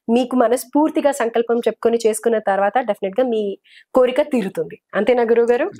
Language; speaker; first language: Telugu; native; Telugu